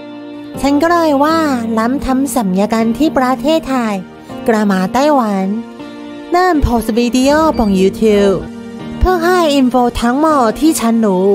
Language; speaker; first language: Thai; non-native, learner; Chinese